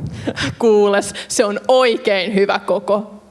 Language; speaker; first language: Finnish; native; Finnish